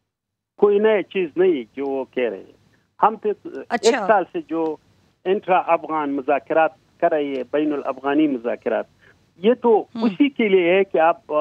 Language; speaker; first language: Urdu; non-native, fluent; Pashto